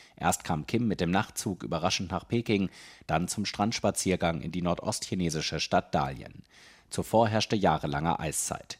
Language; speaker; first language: German; native; German